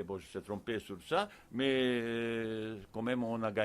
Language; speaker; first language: French; non-native, fluent; Bosnian